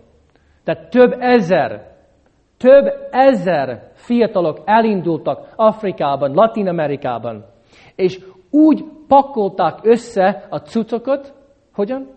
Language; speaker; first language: Hungarian; non-native, fluent; English